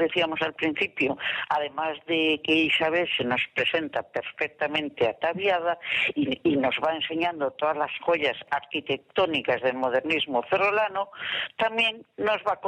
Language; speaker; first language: Spanish; native; Spanish